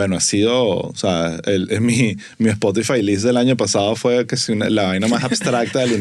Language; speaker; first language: Spanish; native; Spanish